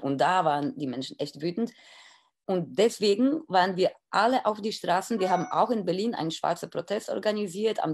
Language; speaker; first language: German; non-native, fluent; Polish